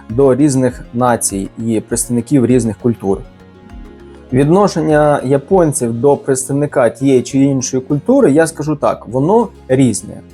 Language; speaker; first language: Ukrainian; native; Ukrainian